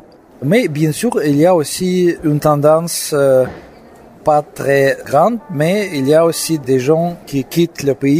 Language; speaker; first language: French; non-native, fluent; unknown